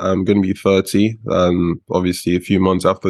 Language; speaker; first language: English; non-native, local second language; Yoruba